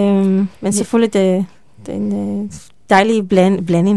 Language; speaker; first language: Danish; non-native, learner; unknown